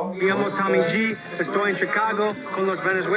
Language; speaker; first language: Spanish; non-native, learner; English